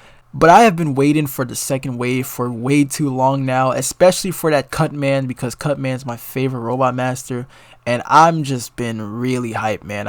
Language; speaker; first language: English; native; English